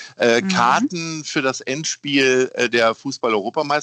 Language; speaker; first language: German; native; German